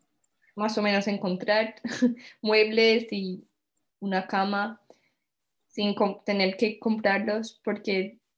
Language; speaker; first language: Spanish; early bilingual, heritage; Spanish